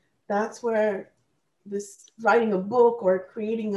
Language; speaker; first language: English; non-native, local second language; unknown